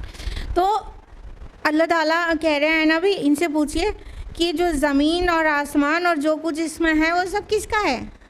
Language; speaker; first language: Urdu; native; Urdu